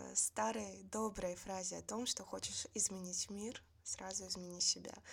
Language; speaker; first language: Russian; native; Russian